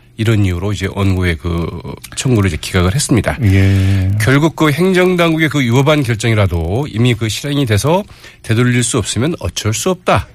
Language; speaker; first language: Korean; native; Korean